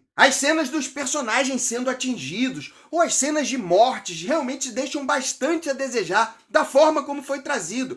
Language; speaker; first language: Portuguese; native; Portuguese